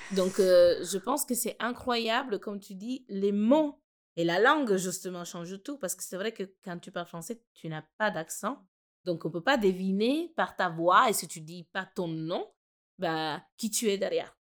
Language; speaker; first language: French; non-native, fluent; Gujarati